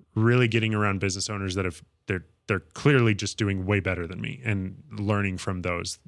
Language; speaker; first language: English; native; English